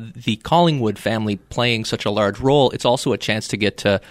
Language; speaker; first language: English; native; English